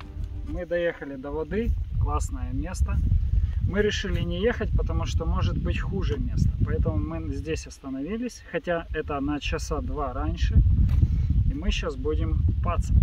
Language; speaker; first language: Russian; native; Russian